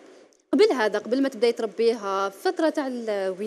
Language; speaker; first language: Arabic; native; Arabic